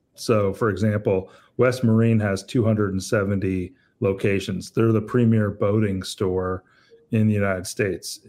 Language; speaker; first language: English; native; English